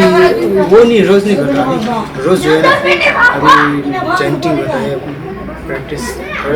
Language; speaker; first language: Hindi; non-native, local second language; Ladakhi